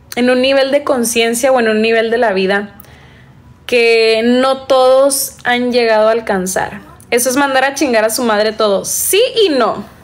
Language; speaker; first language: Spanish; native; Spanish